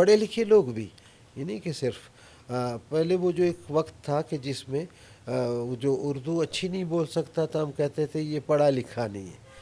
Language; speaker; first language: Urdu; non-native, local second language; Brahui